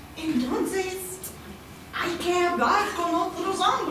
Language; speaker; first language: Spanish; non-native, learner; English